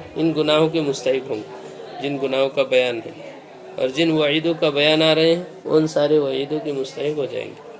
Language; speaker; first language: Urdu; non-native, local second language; Manipuri